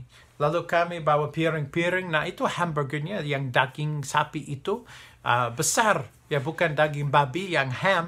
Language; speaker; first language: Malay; non-native, fluent; English